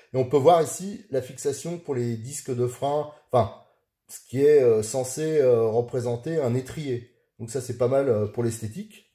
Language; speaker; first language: French; native; French